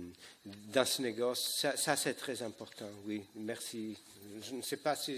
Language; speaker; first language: French; non-native, fluent; Portuguese